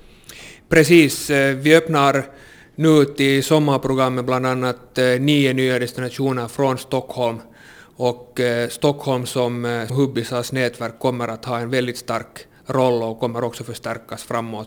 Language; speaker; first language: Swedish; native; Swedish